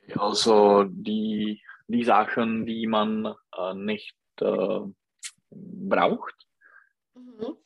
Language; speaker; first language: German; non-native, learner; Czech